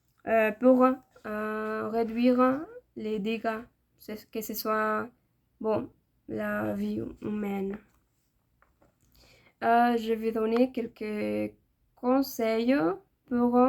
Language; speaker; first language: French; non-native, learner; Spanish